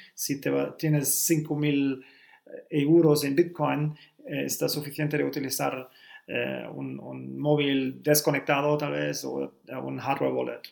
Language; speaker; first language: Spanish; non-native, learner; German